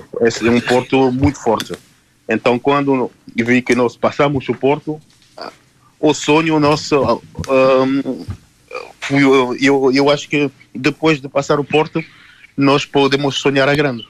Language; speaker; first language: Portuguese; non-native, learner; French